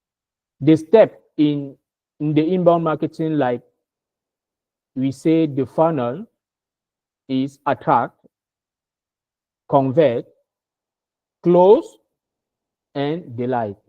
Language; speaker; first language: English; non-native, learner; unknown